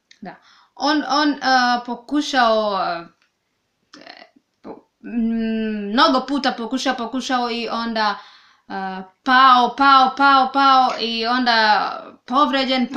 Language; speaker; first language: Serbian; non-native, learner; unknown